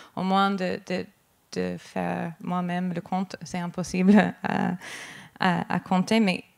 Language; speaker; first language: French; non-native, fluent; English